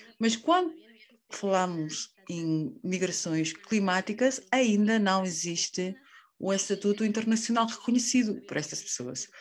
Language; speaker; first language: Portuguese; non-native, fluent; Spanish